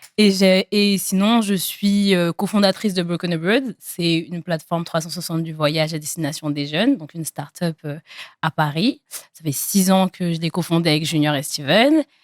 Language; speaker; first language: French; native; French